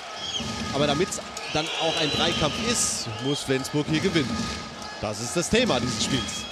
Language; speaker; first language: German; native; German